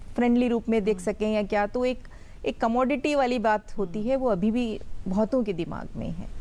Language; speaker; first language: Hindi; native; Hindi